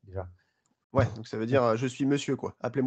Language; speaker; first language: French; native; French